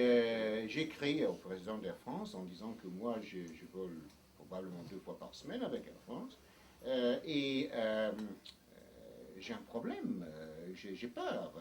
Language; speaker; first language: French; non-native, fluent; English